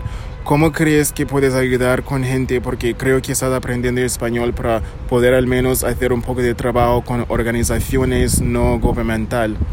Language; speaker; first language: Spanish; non-native, fluent; English